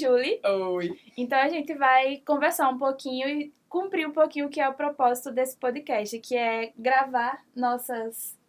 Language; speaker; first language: Portuguese; native; Portuguese